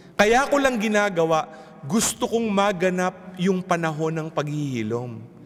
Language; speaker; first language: Filipino; native; Filipino